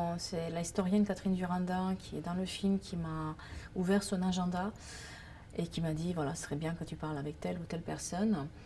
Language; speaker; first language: French; non-native, fluent; Romanian